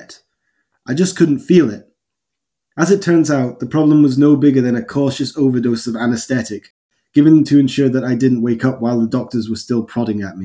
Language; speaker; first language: English; native; English